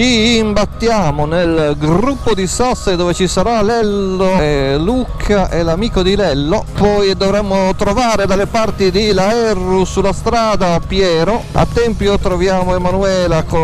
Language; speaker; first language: Italian; native; Italian